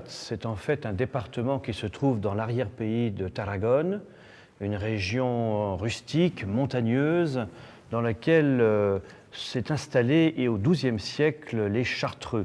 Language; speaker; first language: French; native; French